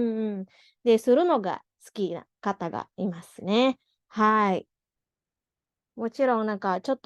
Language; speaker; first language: Japanese; non-native, fluent; Indonesian